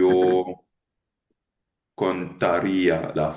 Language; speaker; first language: Spanish; non-native, learner; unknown